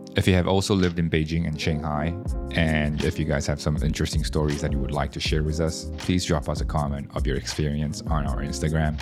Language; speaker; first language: English; early bilingual, other home language; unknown